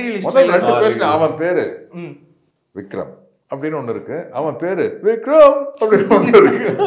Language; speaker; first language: Tamil; native; Tamil